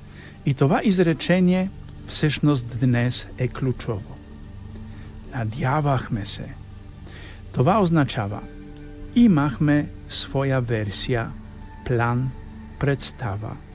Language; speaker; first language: Bulgarian; non-native, fluent; Polish